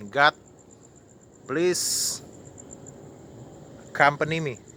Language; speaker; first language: English; non-native, learner; Indonesian